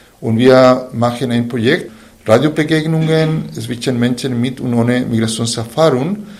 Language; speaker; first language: German; non-native, fluent; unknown